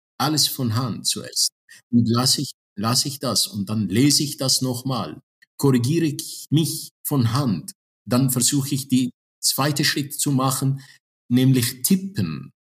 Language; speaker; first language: German; non-native, fluent; Arabic